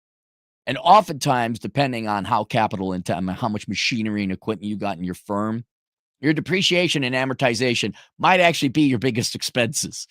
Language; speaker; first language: English; native; English